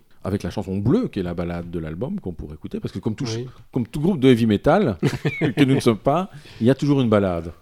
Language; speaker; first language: French; native; French